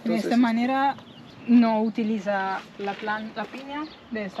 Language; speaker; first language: Spanish; non-native, learner; Italian